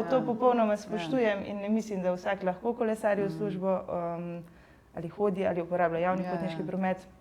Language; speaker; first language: Slovenian; native; Slovenian